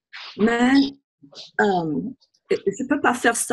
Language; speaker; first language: French; non-native, fluent; English